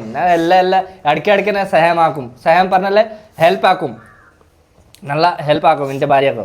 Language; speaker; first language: Malayalam; early bilingual, heritage; Malayalam